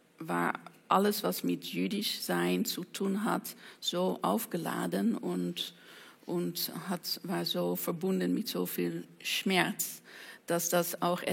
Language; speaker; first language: German; non-native, fluent; Dutch